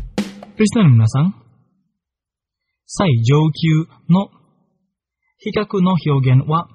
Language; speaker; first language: Japanese; non-native, fluent; Indonesian